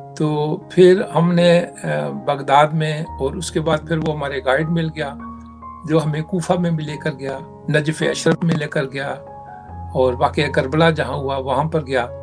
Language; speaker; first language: Urdu; non-native, local second language; Punjabi